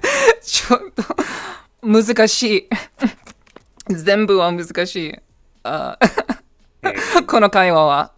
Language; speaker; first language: Japanese; non-native, learner; English